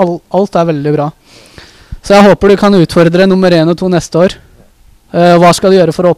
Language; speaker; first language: Norwegian; early bilingual, other home language; Urdu